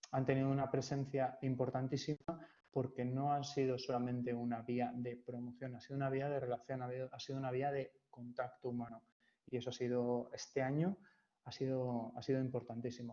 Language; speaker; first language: Spanish; native; Spanish